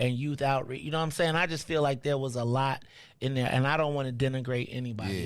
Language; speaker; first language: English; native; English